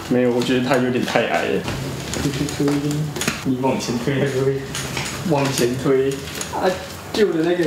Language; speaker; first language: Chinese; native; Chinese